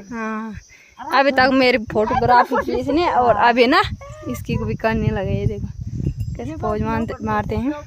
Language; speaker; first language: Hindi; non-native, local second language; Garhwali